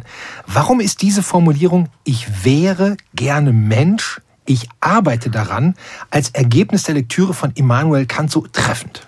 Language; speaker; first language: German; native; German